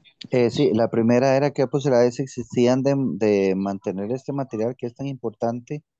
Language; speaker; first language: Spanish; native; Spanish